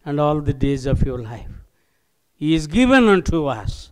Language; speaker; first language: English; non-native, local second language; Telugu